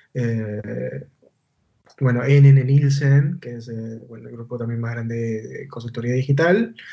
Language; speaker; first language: Spanish; native; Spanish